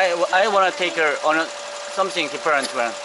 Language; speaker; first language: English; non-native, learner; Korean